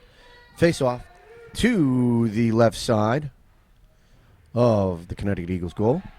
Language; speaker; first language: English; native; English